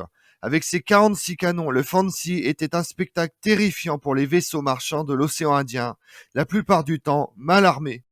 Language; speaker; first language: French; native; French